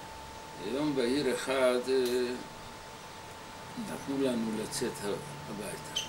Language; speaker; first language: Hebrew; non-native, fluent; Hungarian